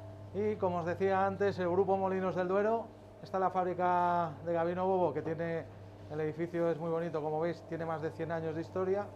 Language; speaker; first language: Spanish; native; Spanish